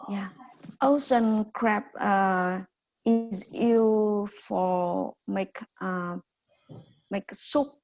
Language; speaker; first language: English; non-native, learner; Vietnamese